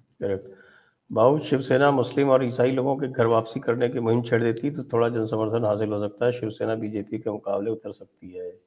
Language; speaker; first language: Hindi; native; Hindi